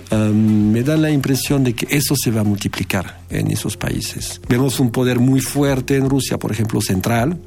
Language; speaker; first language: Spanish; non-native, fluent; French